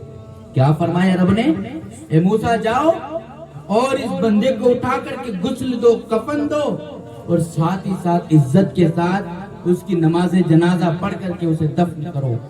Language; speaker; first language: Urdu; native; Urdu